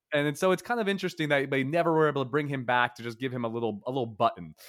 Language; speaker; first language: English; native; English